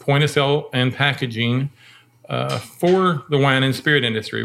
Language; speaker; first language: English; native; English